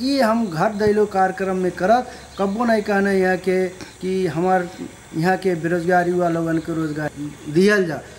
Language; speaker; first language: Bhojpuri; non-native, local second language; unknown